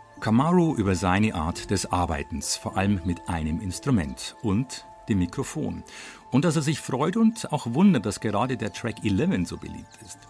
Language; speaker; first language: German; native; German